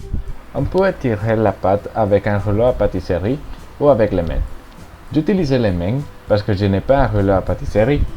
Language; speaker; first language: French; non-native, learner; Spanish